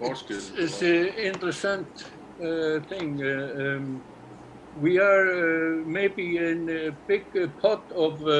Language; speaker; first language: English; non-native, learner; Icelandic